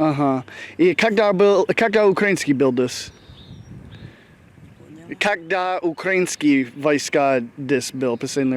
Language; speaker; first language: Russian; non-native, learner; English